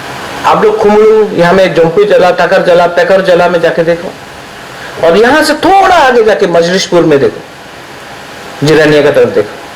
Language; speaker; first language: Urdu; non-native, local second language; Kok Borok